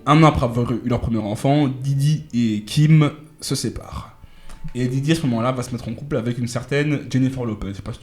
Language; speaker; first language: French; native; French